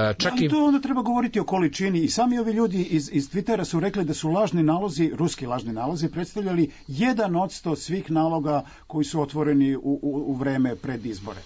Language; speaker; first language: Serbian; native; Serbian